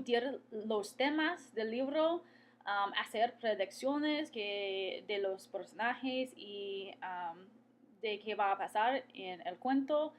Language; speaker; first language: Spanish; non-native, fluent; English